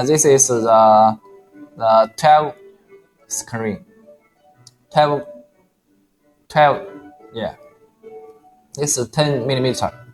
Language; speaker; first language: English; non-native, learner; Chinese